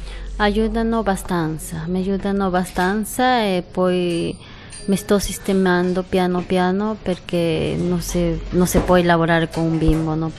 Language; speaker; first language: Italian; non-native, fluent; Spanish